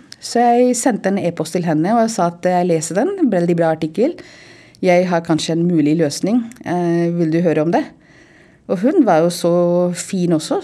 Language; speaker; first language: Norwegian; non-native, fluent; Hindi